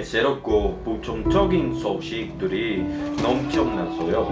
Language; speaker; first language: Korean; non-native, learner; Spanish